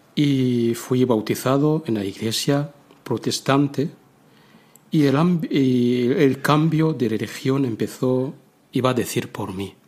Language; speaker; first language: Spanish; non-native, fluent; Kinyarwanda